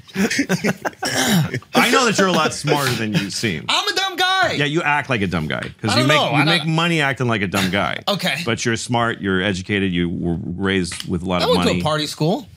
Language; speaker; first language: English; native; English